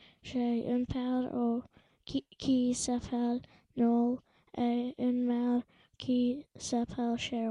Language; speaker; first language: French; early bilingual, other home language; English